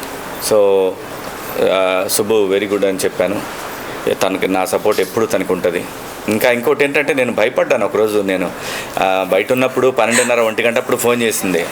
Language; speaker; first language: Telugu; native; Telugu